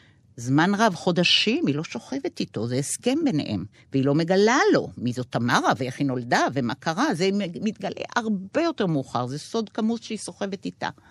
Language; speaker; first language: Hebrew; native; Hebrew